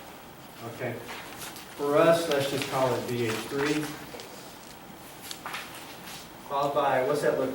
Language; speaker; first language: English; native; English